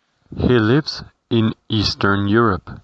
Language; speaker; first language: English; non-native, fluent; Spanish